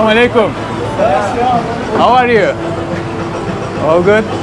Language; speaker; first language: English; non-native, learner; Turkish